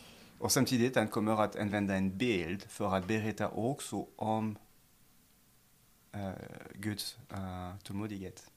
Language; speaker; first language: Swedish; non-native, fluent; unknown